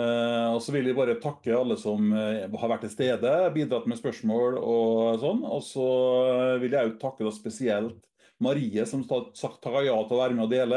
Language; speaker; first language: Norwegian; native; Norwegian